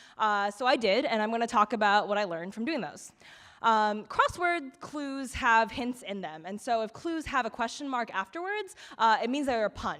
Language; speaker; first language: English; native; English